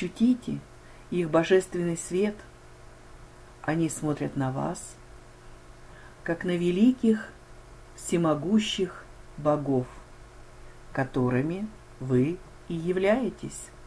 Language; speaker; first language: Russian; native; Russian